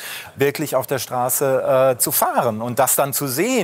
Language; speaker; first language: German; native; German